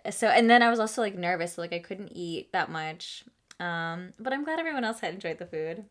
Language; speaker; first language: English; early bilingual, other home language; Spanish